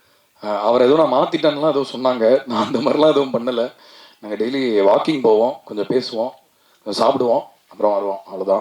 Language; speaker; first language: Tamil; native; Tamil